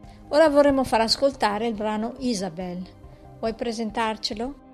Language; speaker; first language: Italian; native; Italian